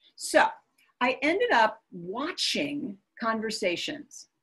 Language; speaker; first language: English; native; English